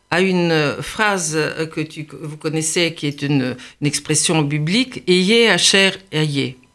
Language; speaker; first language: French; non-native, fluent; Bulgarian